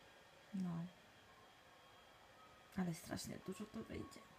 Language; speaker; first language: Polish; non-native, fluent; Italian